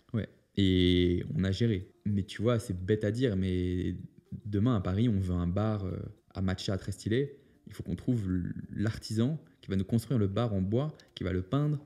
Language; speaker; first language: French; native; French